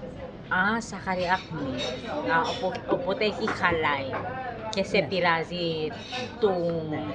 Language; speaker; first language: Greek; non-native, learner; Filipino